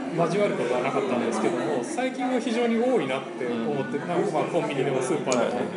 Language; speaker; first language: Japanese; early bilingual, other home language; Spanish